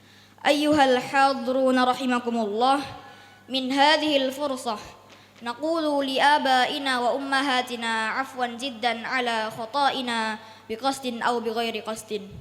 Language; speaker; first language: Arabic; non-native, learner; Indonesian